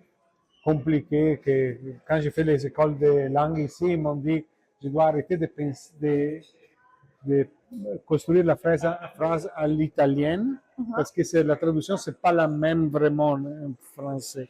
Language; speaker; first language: French; non-native, learner; Italian